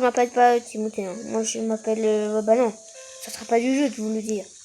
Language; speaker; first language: French; native; French